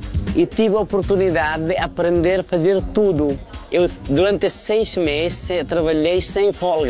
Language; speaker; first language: Portuguese; non-native, fluent; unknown